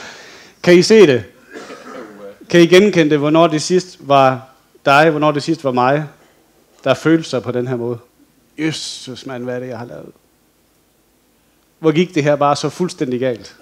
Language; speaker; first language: Danish; native; Danish